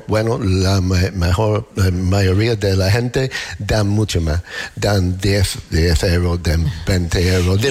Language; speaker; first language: Spanish; non-native, learner; English